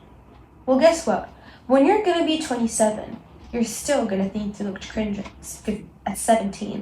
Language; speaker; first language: English; non-native, local second language; Arabic